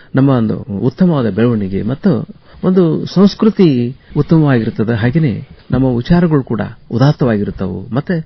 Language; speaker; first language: Kannada; native; Kannada